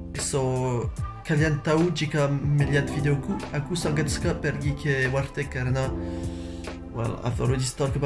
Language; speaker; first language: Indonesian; non-native, learner; French